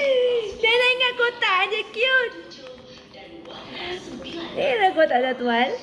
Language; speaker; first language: Malay; native; Malay